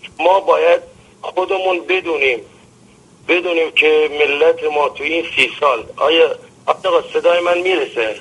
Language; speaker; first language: Persian; non-native, local second language; Arabic